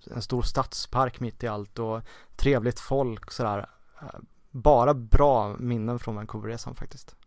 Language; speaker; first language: Swedish; native; Swedish